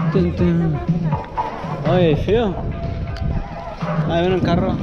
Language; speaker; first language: Spanish; early bilingual, heritage; Spanish